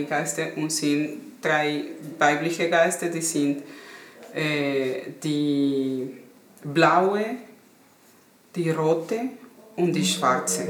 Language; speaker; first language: German; non-native, learner; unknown